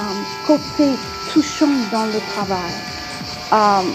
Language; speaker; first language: French; non-native, fluent; English